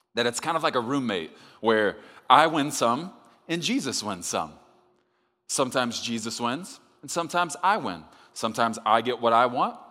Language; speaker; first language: English; native; English